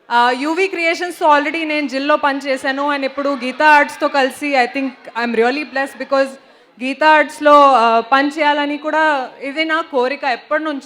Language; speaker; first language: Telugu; non-native, fluent; Hindi